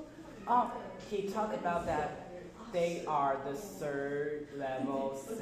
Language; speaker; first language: English; non-native, fluent; Chinese